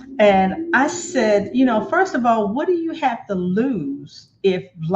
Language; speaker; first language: English; native; English